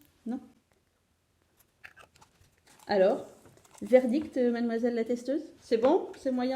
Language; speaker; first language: French; native; French